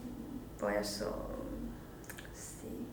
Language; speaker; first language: Spanish; non-native, learner; Chinese